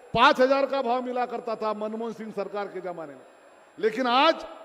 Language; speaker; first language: Hindi; non-native, local second language; Marathi